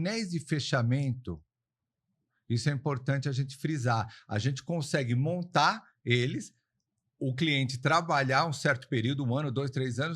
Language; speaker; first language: Portuguese; native; Portuguese